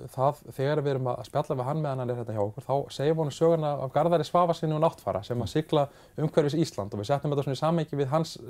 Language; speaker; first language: Icelandic; native; Icelandic